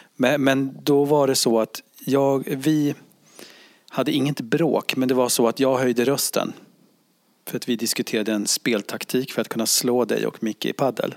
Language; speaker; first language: Swedish; native; Swedish